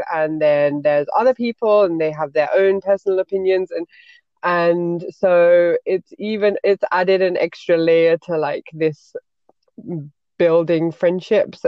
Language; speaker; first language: English; native; English